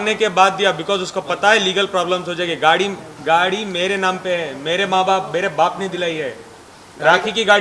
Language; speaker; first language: Hindi; native; Hindi